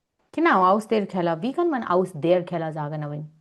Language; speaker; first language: German; non-native, fluent; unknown